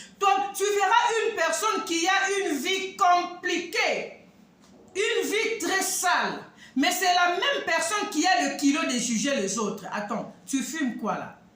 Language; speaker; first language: French; non-native, local second language; Lingala